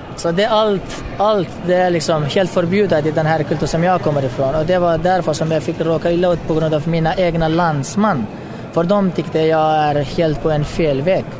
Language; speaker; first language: Swedish; non-native, fluent; Pashto